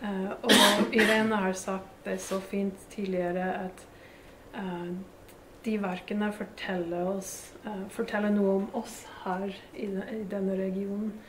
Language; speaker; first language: Norwegian; non-native, fluent; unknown